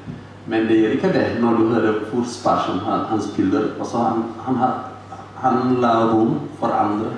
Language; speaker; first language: Norwegian; non-native, fluent; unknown